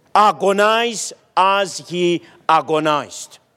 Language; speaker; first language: English; non-native, fluent; Malagasy